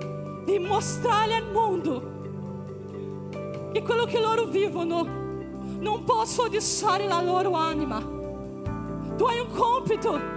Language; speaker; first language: Italian; non-native, fluent; Portuguese